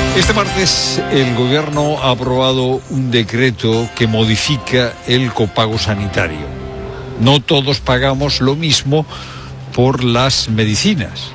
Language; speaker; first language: Spanish; native; Spanish